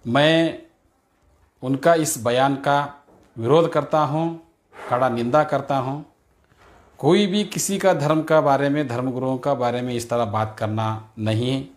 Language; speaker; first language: Hindi; non-native, local second language; Kannada